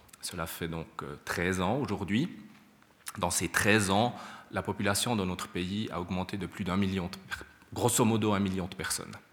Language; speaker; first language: French; native; French